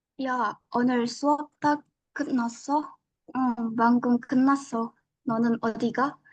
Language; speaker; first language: Korean; non-native, learner; Indonesian